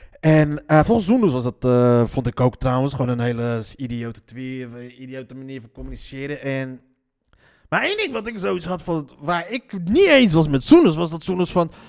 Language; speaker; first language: Dutch; early bilingual, other home language; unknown